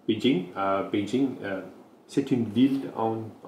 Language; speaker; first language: French; non-native, local second language; English